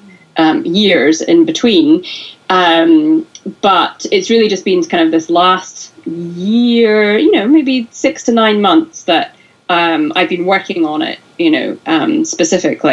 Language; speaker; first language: English; native; English